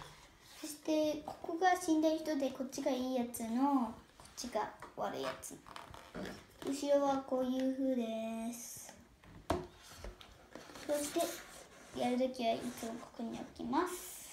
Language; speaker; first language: Japanese; early bilingual, heritage; Japanese